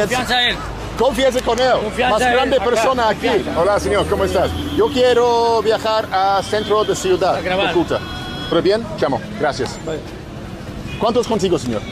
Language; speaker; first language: Spanish; non-native, learner; English